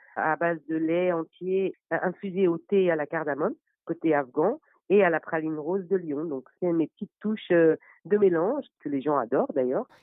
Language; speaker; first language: French; non-native, fluent; Persian